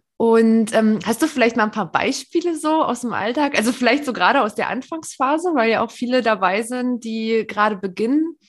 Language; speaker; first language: German; native; German